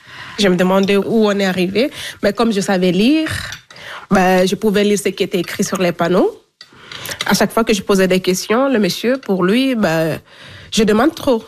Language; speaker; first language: French; non-native, local second language; Fula